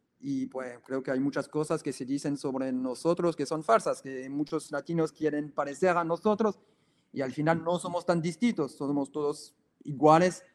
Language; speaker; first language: Spanish; non-native, fluent; French